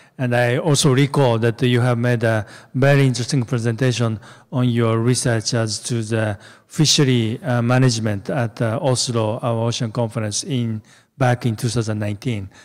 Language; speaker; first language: English; non-native, fluent; Japanese